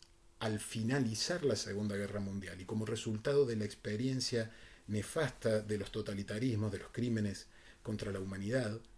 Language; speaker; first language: Spanish; native; Spanish